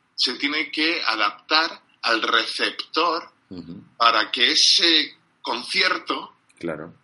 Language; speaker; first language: Spanish; non-native, fluent; English